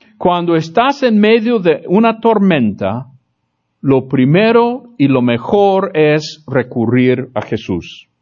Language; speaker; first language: Spanish; non-native, fluent; English